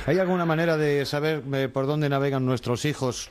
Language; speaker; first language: Spanish; native; Spanish